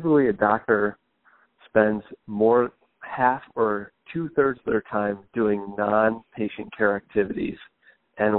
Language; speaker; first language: English; native; English